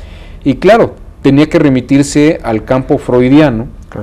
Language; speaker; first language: Spanish; native; Spanish